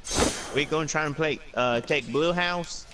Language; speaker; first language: English; native; English